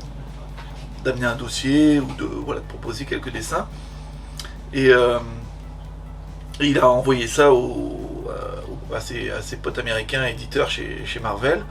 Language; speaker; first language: French; native; French